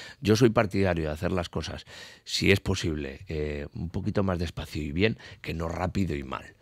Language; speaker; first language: Spanish; native; Spanish